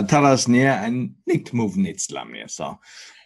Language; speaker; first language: Polish; non-native, learner; English